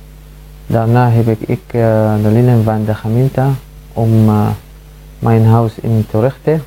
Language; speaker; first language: Dutch; non-native, learner; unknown